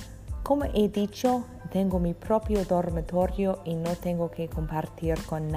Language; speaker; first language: Spanish; non-native, learner; English